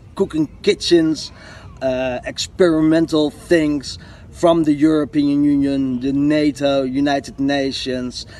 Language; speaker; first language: English; non-native, fluent; Dutch